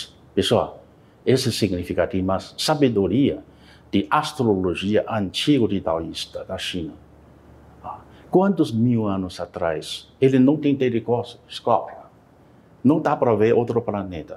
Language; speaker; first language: Portuguese; non-native, learner; Chinese